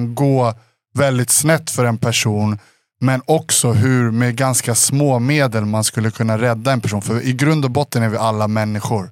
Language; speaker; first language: Swedish; native; Swedish